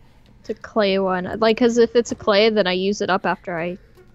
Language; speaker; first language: English; native; English